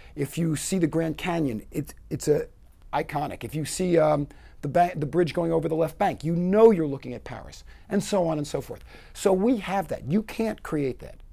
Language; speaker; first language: English; native; English